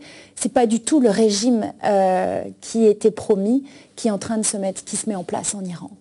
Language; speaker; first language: French; native; French